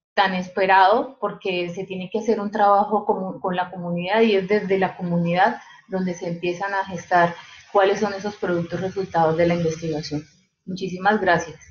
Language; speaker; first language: Spanish; native; Spanish